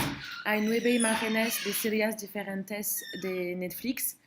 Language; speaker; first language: Spanish; non-native, learner; French